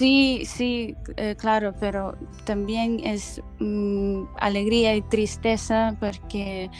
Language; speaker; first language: Spanish; non-native, fluent; Ukrainian